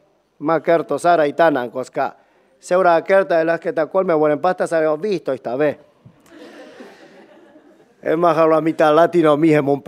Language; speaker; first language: Finnish; non-native, learner; Spanish